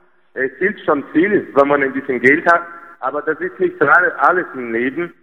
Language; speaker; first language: German; non-native, fluent; Portuguese